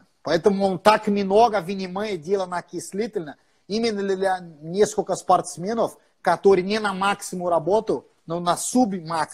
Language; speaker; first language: Russian; non-native, fluent; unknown